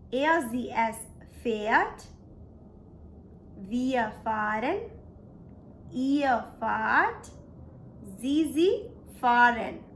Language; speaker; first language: German; non-native, fluent; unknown